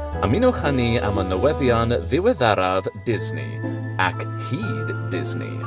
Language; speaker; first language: Welsh; non-native, learner; English